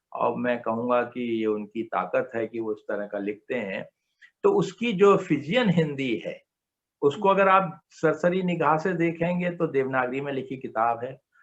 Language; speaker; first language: Hindi; native; Hindi